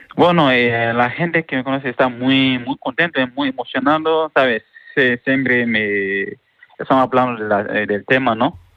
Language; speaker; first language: Spanish; non-native, learner; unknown